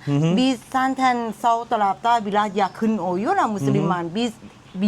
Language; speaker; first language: Turkish; non-native, learner; Thai